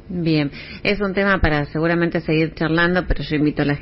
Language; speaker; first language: Spanish; native; Spanish